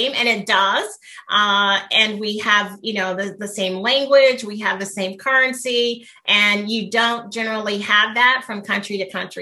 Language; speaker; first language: English; native; English